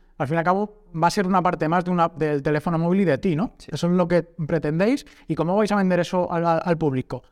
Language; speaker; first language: Spanish; native; Spanish